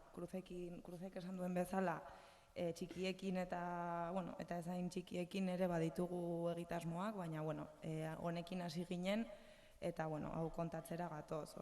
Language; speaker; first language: Basque; non-native, local second language; Spanish